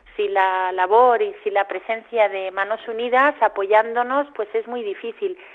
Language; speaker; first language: Spanish; native; Spanish